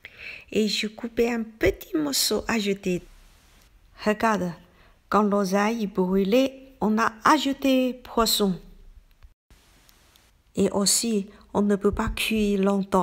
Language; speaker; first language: French; non-native, learner; Chinese